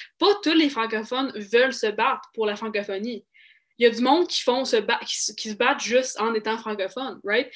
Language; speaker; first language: French; native; French